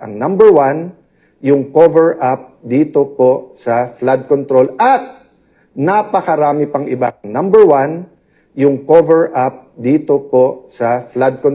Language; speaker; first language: Filipino; native; Filipino